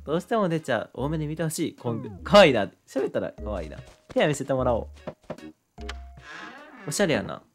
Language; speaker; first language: Japanese; native; Japanese